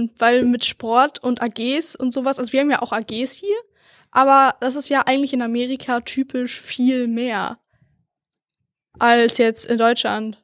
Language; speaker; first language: German; native; German